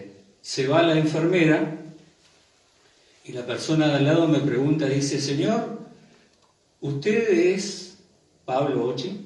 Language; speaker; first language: Spanish; native; Spanish